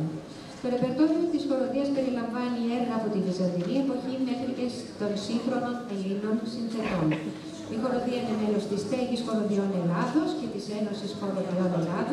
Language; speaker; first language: Greek; native; Greek